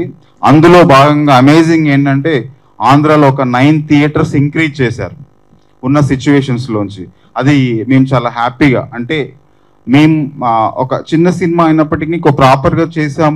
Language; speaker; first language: Telugu; native; Telugu